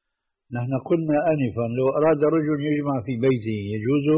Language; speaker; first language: Arabic; native; Arabic